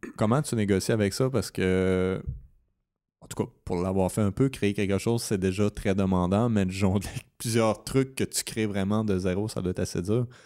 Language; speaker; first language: French; native; French